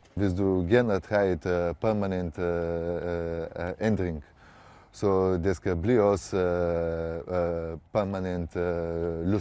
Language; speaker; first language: Danish; non-native, learner; Bulgarian